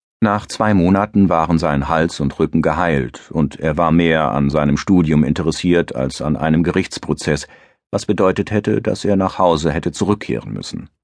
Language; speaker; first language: German; native; German